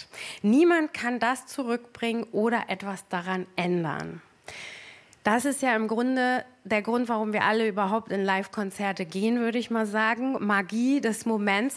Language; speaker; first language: German; native; German